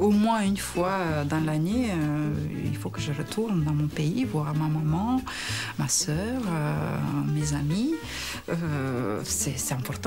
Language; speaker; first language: French; non-native, fluent; Lithuanian